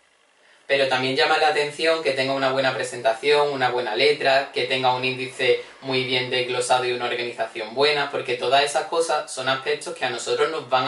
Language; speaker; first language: Spanish; native; Spanish